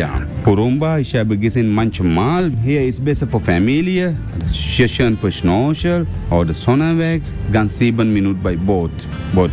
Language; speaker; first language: German; non-native, learner; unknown